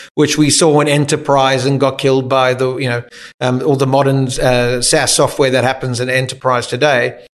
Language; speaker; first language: English; native; English